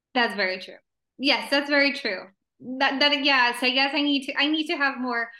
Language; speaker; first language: English; early bilingual, other home language; Spanish